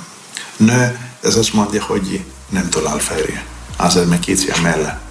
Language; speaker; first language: Hungarian; non-native, fluent; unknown